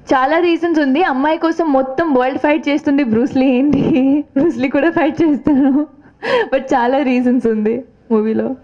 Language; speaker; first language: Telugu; non-native, fluent; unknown